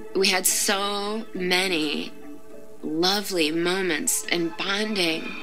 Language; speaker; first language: English; native; English